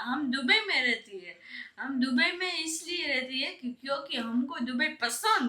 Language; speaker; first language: Hindi; non-native, local second language; Gujarati